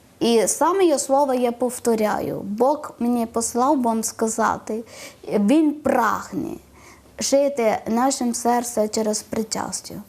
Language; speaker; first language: Ukrainian; non-native, learner; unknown